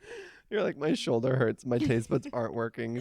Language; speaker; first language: English; native; English